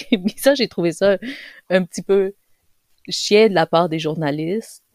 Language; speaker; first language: French; early bilingual, other home language; Spanish